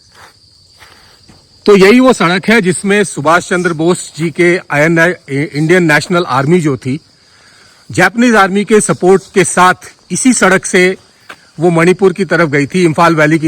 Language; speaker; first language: Hindi; native; Hindi